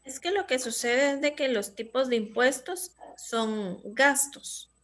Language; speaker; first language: Spanish; native; Spanish